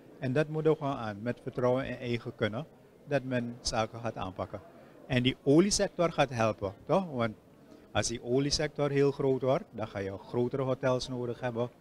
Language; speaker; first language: Dutch; native; Dutch